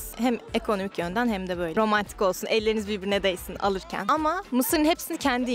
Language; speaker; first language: Turkish; native; Turkish